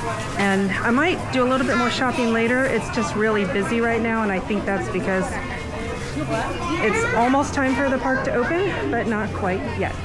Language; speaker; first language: English; native; English